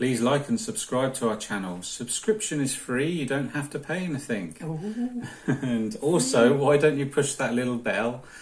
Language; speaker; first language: English; native; English